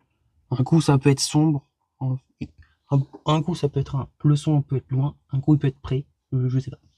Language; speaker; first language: French; native; French